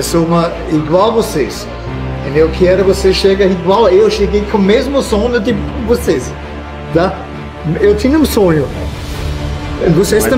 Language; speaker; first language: Portuguese; non-native, fluent; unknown